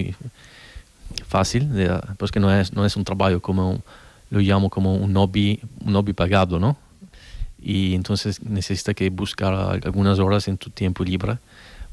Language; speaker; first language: Spanish; non-native, learner; Italian